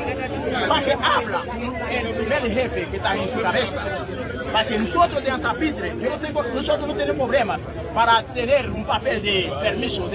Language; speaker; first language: Spanish; non-native, learner; Haitian Creole